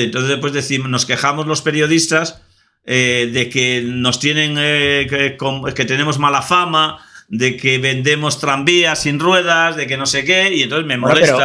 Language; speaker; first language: Spanish; native; Spanish